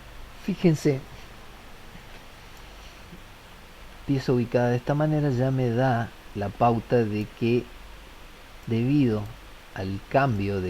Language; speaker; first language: Spanish; native; Spanish